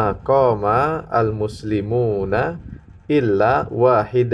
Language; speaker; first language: Arabic; non-native, fluent; Indonesian